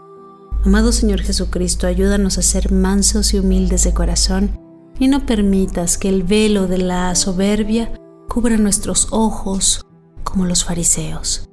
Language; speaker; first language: Spanish; native; Spanish